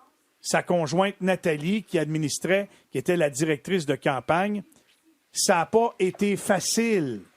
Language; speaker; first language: French; native; French